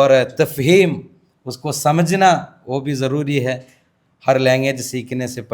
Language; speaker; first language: Hindi; non-native, local second language; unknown